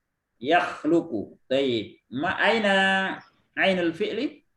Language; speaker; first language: Arabic; non-native, fluent; Indonesian